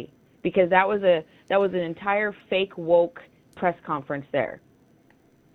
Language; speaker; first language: English; native; English